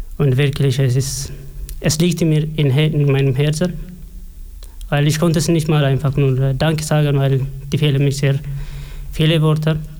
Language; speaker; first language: German; non-native, fluent; Oromo